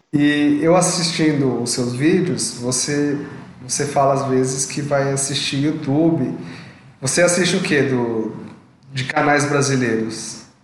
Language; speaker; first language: Portuguese; native; Portuguese